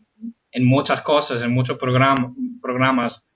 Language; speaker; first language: Spanish; non-native, fluent; English